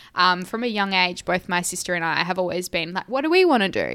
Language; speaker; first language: English; native; English